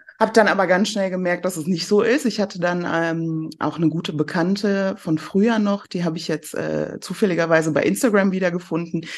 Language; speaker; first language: German; early bilingual, other home language; Persian